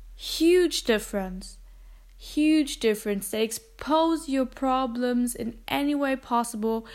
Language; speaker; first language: English; non-native, fluent; German